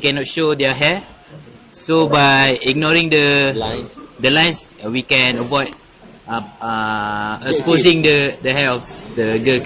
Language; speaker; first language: English; non-native, fluent; Malay